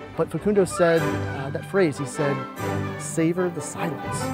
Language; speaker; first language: English; native; English